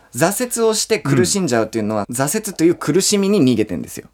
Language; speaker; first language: Japanese; non-native, fluent; English